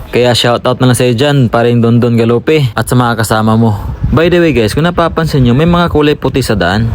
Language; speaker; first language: Filipino; non-native, local second language; Cebuano